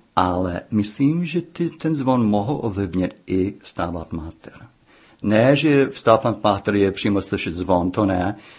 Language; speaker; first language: Czech; non-native, fluent; English